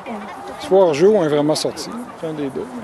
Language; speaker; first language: French; native; French